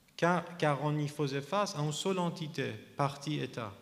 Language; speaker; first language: French; non-native, fluent; Persian